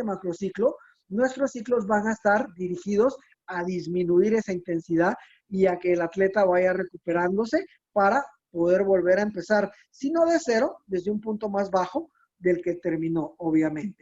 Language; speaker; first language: Spanish; native; Spanish